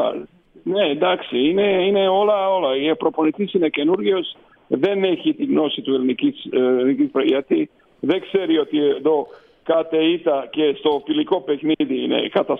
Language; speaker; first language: Greek; non-native, fluent; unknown